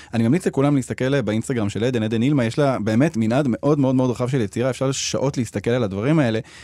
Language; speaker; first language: Hebrew; native; Hebrew